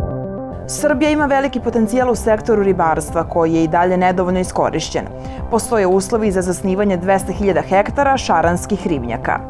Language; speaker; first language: Serbian; native; Serbian